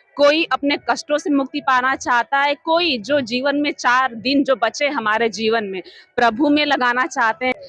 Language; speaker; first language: Hindi; native; Hindi